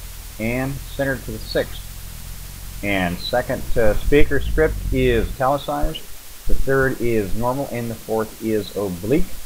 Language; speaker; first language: English; native; English